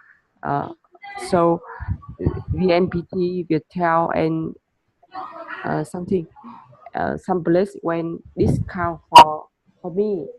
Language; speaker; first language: English; non-native, learner; Vietnamese